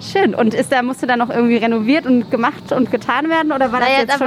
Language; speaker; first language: German; native; German